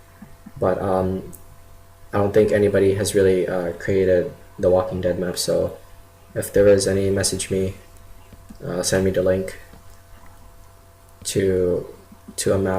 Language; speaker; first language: English; native; English